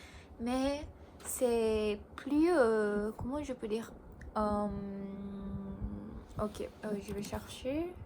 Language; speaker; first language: French; non-native, learner; Japanese